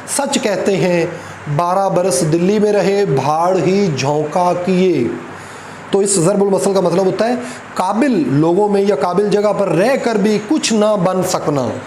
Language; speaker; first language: Urdu; non-native, local second language; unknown